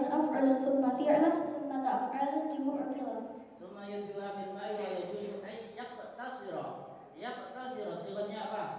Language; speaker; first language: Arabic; non-native, learner; Indonesian